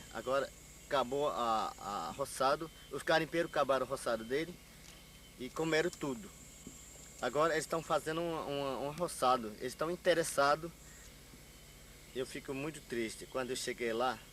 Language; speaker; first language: Portuguese; non-native, local second language; Yanomámi